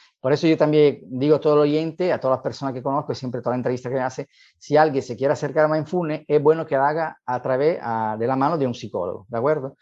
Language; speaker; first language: Spanish; non-native, fluent; Italian